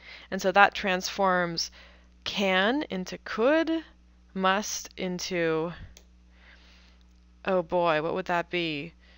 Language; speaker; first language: English; native; English